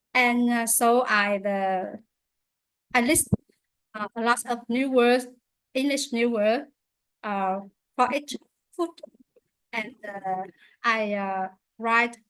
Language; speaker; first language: English; non-native, learner; Vietnamese